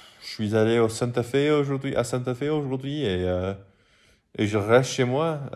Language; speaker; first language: French; non-native, learner; English